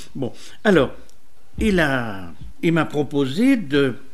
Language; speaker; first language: French; native; French